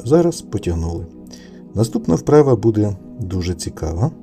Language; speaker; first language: Ukrainian; native; Ukrainian